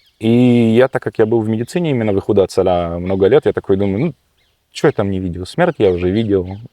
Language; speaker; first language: Russian; early bilingual, heritage; Russian